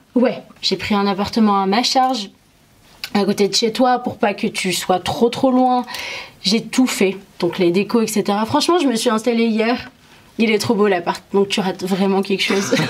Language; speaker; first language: French; early bilingual, other home language; Arabic